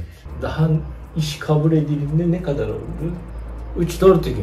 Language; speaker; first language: Turkish; non-native, fluent; Japanese